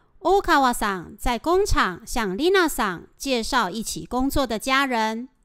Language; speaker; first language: Chinese; non-native, fluent; Japanese